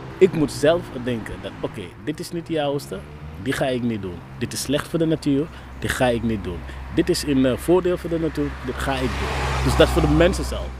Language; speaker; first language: Dutch; non-native, learner; Wolof